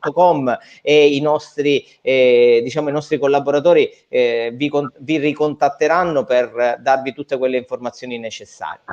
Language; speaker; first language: Italian; native; Italian